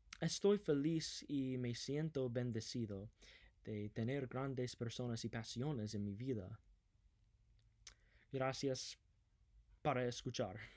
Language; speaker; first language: Spanish; non-native, learner; English